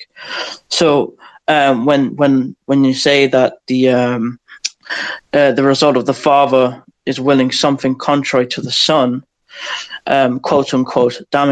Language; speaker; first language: English; native; English